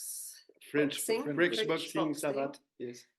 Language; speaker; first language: English; non-native, learner; French